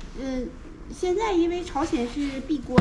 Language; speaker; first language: Chinese; native; Chinese